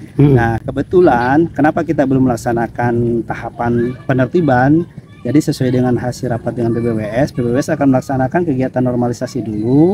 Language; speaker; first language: Indonesian; non-native, local second language; Sundanese